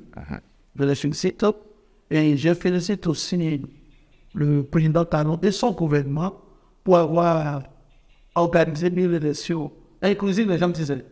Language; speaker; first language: French; non-native, local second language; Fon